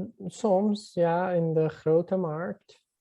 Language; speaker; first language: Dutch; non-native, learner; Persian